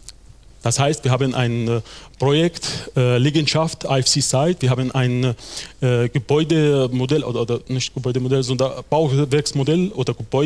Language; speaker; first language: German; non-native, fluent; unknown